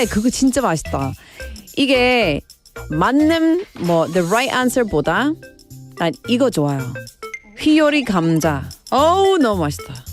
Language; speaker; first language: Korean; non-native, learner; English